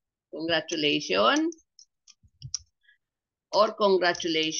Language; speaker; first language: English; non-native, local second language; Filipino